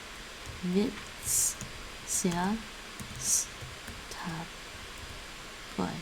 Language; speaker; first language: Russian; non-native, learner; English